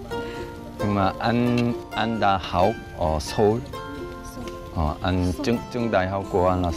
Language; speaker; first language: Vietnamese; non-native, learner; Korean